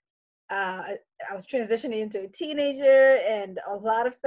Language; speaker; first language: English; early bilingual, other home language; Fula